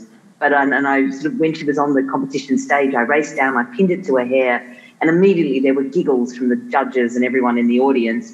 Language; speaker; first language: English; native; English